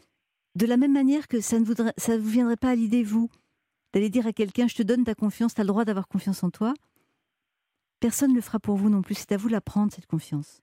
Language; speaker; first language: French; native; French